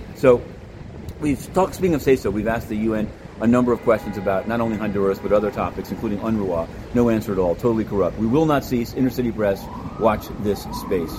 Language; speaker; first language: English; native; English